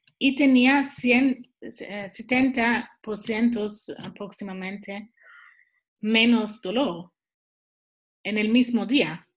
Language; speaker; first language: Spanish; non-native, learner; Swiss German